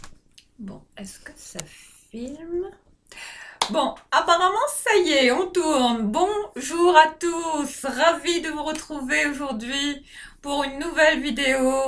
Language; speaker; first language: French; native; French